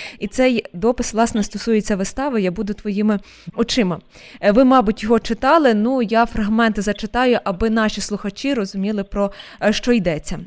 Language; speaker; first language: Ukrainian; native; Ukrainian